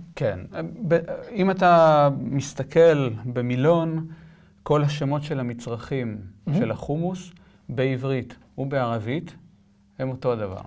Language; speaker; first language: Hebrew; early bilingual, other home language; Spanish